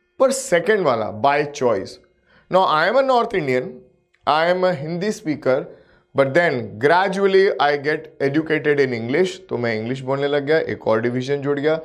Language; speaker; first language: Hindi; native; Hindi